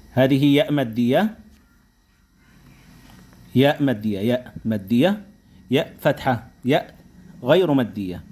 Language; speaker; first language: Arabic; non-native, fluent; Indonesian